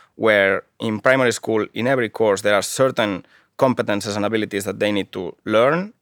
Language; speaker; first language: English; non-native, fluent; Spanish